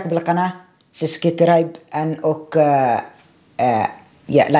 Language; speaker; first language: Dutch; non-native, learner; Arabic